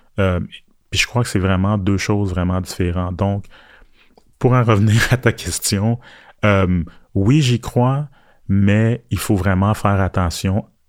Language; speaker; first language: French; early bilingual, other home language; Haitian Creole